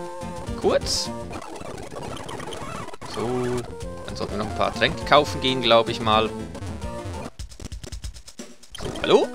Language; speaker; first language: German; native; German